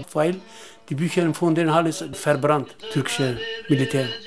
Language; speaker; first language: German; non-native, learner; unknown